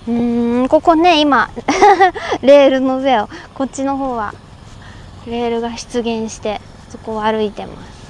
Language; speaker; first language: Japanese; native; Japanese